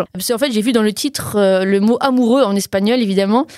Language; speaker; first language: French; native; French